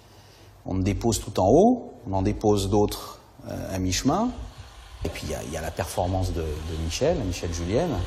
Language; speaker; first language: French; native; French